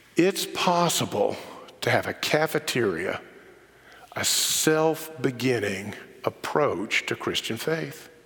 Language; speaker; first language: English; native; English